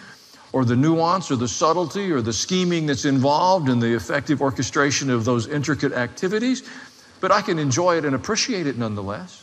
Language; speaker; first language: English; native; English